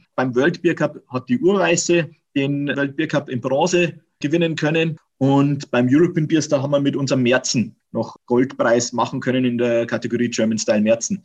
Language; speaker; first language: German; native; German